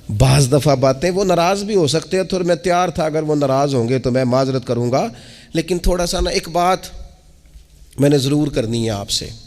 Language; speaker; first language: Urdu; non-native, local second language; Punjabi